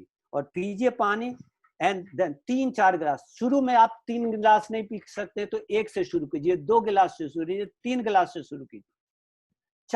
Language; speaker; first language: Hindi; native; Hindi